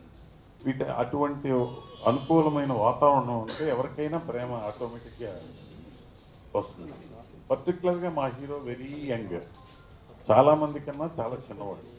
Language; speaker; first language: Telugu; native; Telugu